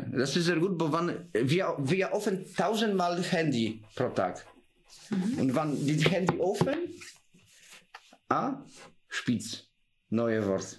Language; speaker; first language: German; non-native, learner; Polish